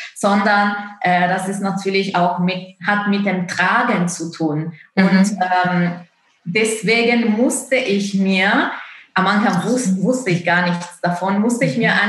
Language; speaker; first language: German; non-native, fluent; Italian